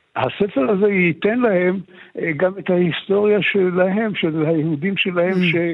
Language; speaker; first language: Hebrew; early bilingual, other home language; Arabic